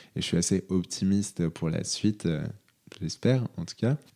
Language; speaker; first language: French; native; French